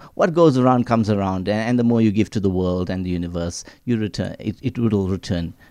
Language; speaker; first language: English; native; English